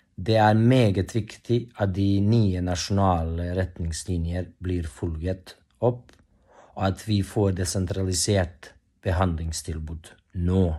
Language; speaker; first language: Norwegian; non-native, fluent; Bosnian